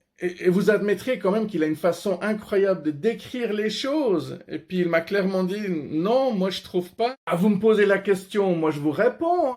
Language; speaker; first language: French; non-native, fluent; Persian